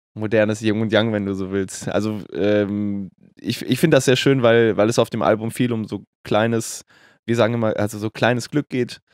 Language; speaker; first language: German; native; German